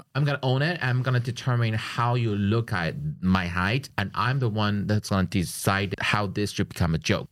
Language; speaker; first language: English; non-native, fluent; Chinese